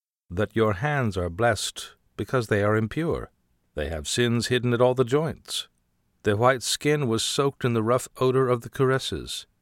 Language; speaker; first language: English; native; English